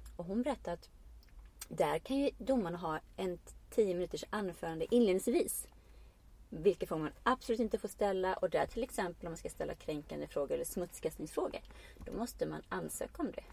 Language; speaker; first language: Swedish; non-native, fluent; Icelandic